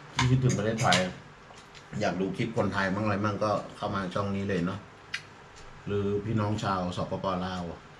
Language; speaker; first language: Thai; native; Thai